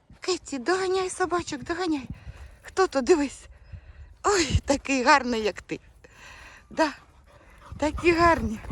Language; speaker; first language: Ukrainian; non-native, local second language; Russian